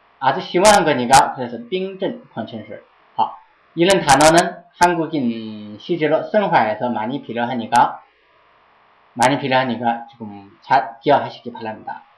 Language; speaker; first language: Korean; non-native, fluent; Chinese